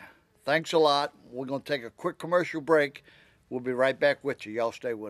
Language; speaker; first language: English; native; English